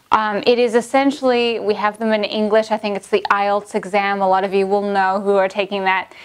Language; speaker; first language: English; native; English